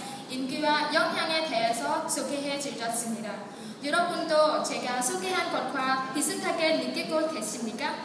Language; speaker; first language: Korean; non-native, learner; Khmer